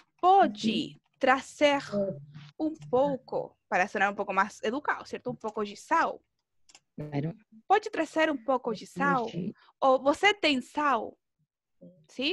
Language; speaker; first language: Portuguese; non-native, fluent; Spanish